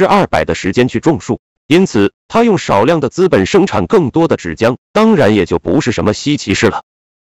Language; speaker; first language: Chinese; native; Chinese